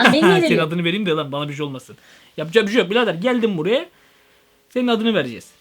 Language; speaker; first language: Turkish; native; Turkish